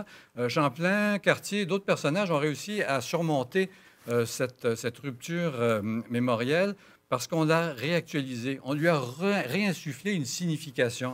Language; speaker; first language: French; native; French